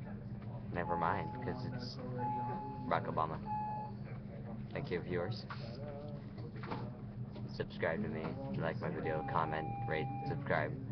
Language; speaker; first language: English; native; English